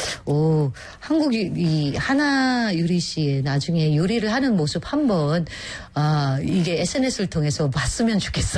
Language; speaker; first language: Korean; non-native, fluent; Filipino